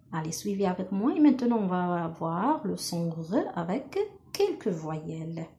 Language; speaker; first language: French; non-native, local second language; Arabic